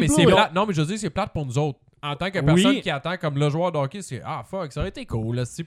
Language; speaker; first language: French; native; French